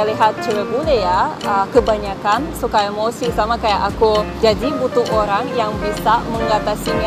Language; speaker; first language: Indonesian; non-native, fluent; Russian